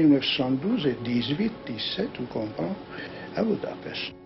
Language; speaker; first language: French; non-native, learner; Hungarian